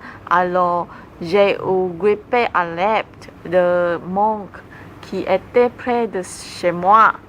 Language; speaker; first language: French; non-native, learner; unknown